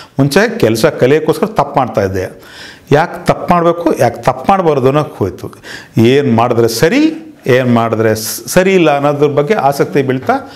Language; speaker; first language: Kannada; native; Kannada